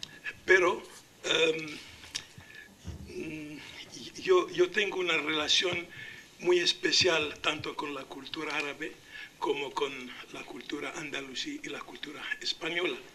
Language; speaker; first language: Spanish; non-native, local second language; Arabic